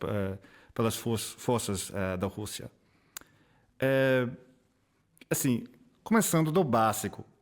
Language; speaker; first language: Portuguese; non-native, fluent; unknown